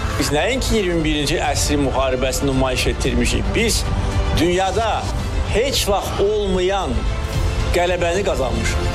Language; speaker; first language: Azerbaijani; native; Azerbaijani